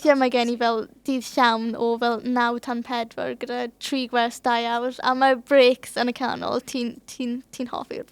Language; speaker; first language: Welsh; non-native, local second language; English